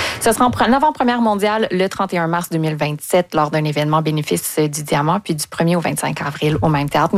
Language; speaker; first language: French; native; French